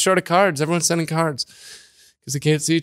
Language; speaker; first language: English; native; English